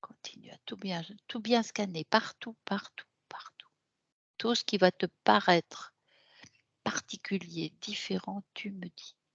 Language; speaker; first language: French; native; French